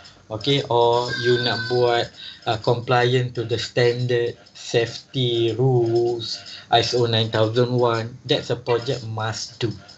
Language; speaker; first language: English; non-native, local second language; Malay